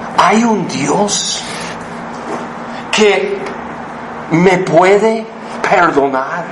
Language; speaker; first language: Spanish; non-native, fluent; English